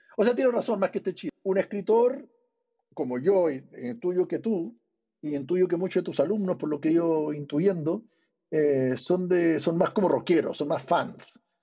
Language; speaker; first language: Spanish; early bilingual, other home language; English